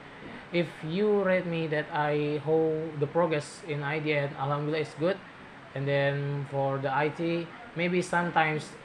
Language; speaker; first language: English; non-native, learner; Indonesian